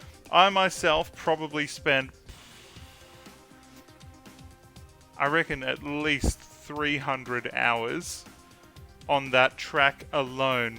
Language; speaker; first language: English; native; English